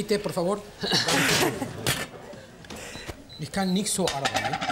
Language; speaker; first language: German; non-native, fluent; Spanish